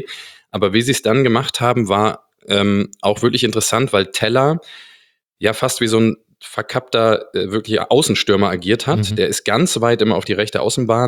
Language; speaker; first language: German; native; German